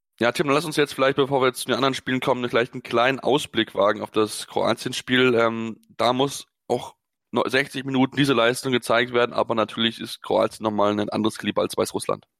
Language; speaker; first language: German; native; German